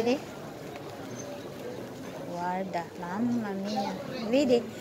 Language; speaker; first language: Italian; non-native, fluent; Filipino